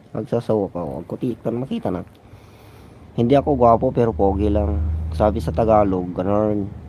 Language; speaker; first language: Filipino; non-native, local second language; Iloko